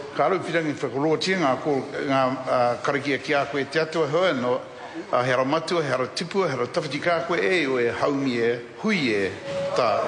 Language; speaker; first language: Māori; non-native, local second language; English